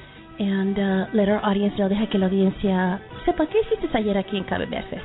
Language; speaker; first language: Spanish; early bilingual, heritage; Spanish